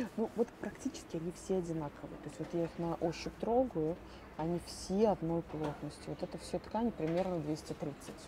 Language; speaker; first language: Russian; native; Russian